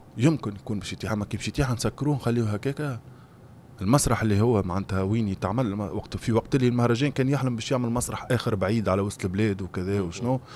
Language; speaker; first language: Arabic; native; Arabic